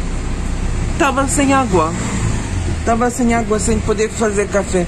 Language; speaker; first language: Portuguese; non-native, fluent; Ukrainian